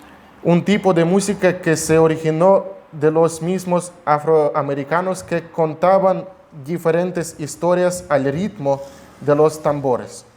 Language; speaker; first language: Spanish; non-native, fluent; Russian